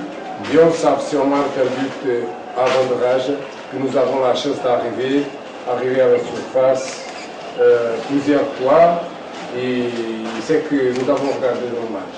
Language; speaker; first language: French; non-native, fluent; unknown